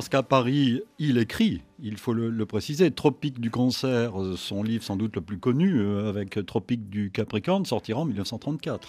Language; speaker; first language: French; native; French